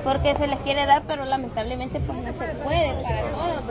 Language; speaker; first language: Spanish; native; Spanish